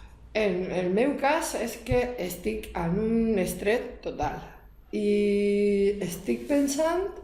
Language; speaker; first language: Catalan; non-native, local second language; Spanish